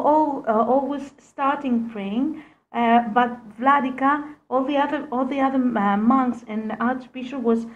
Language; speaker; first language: English; non-native, fluent; Greek